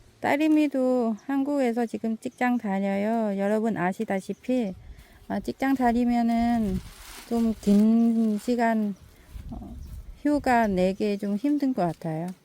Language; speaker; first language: Korean; non-native, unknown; Vietnamese